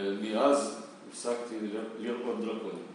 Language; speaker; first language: Hebrew; non-native, learner; Russian